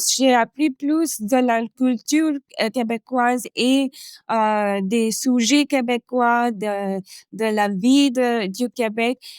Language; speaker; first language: French; non-native, learner; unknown